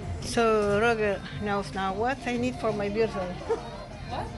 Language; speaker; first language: English; non-native, learner; Spanish